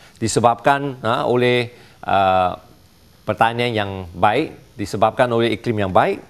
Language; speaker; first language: Malay; non-native, local second language; Chinese